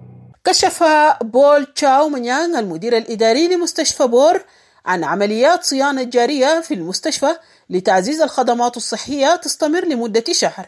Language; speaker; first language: Arabic; native; Arabic